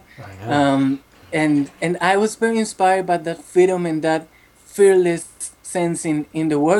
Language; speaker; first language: English; non-native, fluent; Spanish